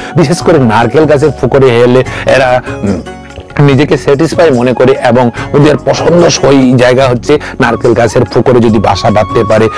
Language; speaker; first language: Bangla; non-native, local second language; Kok Borok